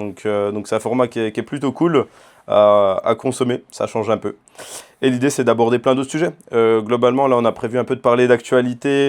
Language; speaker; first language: French; native; French